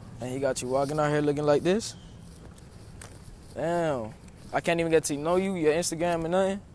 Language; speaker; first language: English; native; English